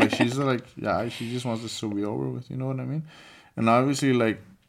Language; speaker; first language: English; early bilingual, other home language; Spanish